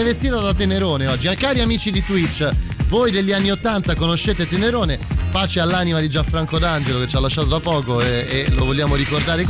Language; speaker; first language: Italian; native; Italian